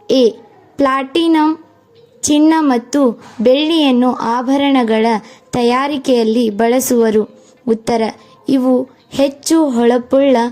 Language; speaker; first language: Kannada; native; Kannada